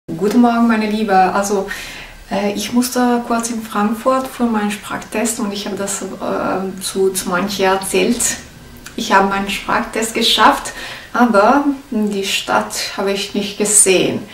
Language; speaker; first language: German; non-native, learner; Italian